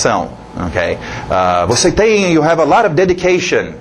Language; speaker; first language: English; non-native, fluent; Portuguese